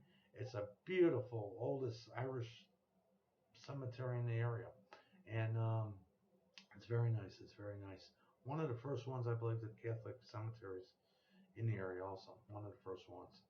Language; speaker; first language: English; native; English